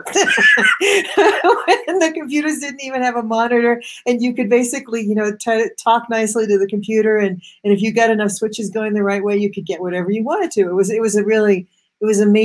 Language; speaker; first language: English; native; English